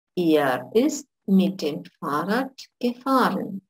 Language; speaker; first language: German; non-native, fluent; Russian